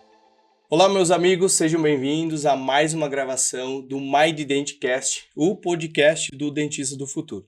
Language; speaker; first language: Portuguese; native; Portuguese